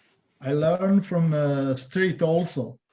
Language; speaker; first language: English; non-native, learner; Croatian